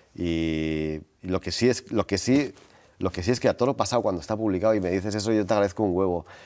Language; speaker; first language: Spanish; native; Spanish